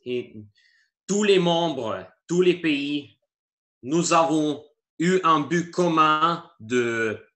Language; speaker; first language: French; non-native, fluent; Russian